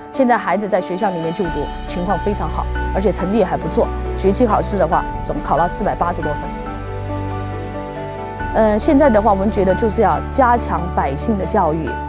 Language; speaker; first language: Chinese; native; Chinese